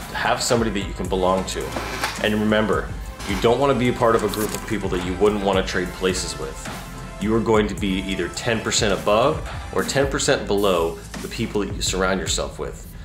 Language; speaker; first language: English; native; English